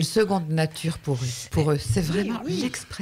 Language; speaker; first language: French; native; French